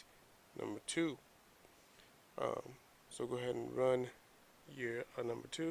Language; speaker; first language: English; native; English